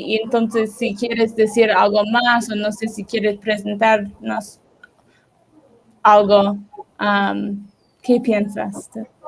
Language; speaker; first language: Spanish; non-native, learner; English